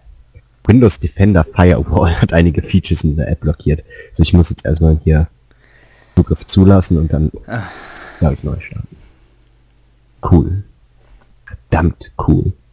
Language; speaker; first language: German; native; German